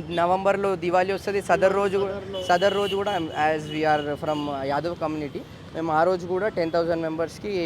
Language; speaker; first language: Telugu; native; Telugu